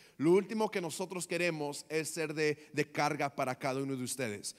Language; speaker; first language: Spanish; early bilingual, heritage; Spanish